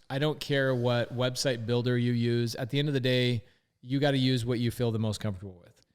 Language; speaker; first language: English; native; English